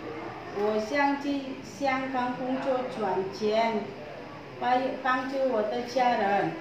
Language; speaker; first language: Chinese; non-native, learner; Indonesian